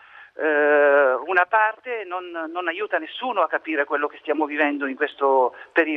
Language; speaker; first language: Italian; non-native, fluent; Arabic